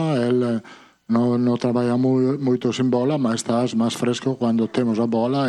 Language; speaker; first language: Portuguese; non-native, fluent; Italian